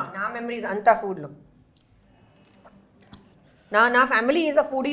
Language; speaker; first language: Telugu; non-native, fluent; Hindi